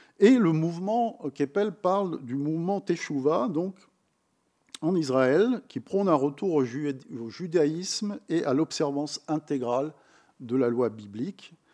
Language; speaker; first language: French; non-native, fluent; Croatian